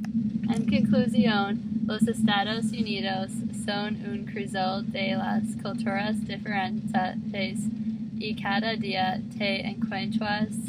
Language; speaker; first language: Spanish; non-native, learner; English